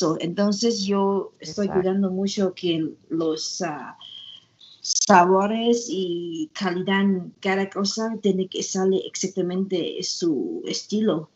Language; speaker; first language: Spanish; non-native, learner; Thai